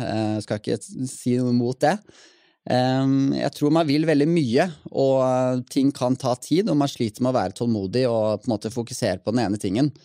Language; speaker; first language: Norwegian; native; Norwegian